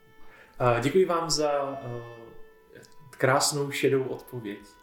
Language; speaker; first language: Czech; native; Czech